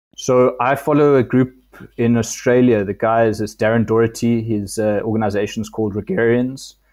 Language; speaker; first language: English; native; English